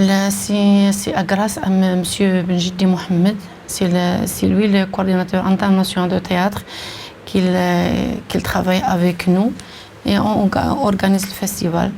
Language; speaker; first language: French; non-native, local second language; Arabic